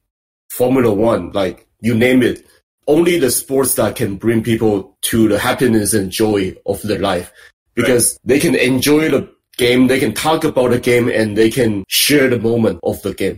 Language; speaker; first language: English; non-native, fluent; Chinese